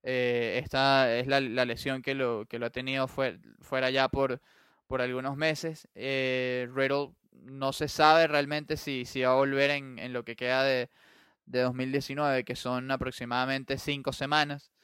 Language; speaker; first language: Spanish; native; Spanish